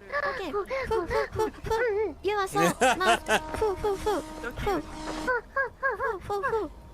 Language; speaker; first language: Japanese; native; Japanese